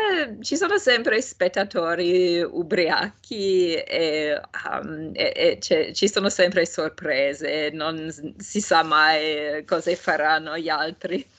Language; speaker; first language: Italian; non-native, fluent; English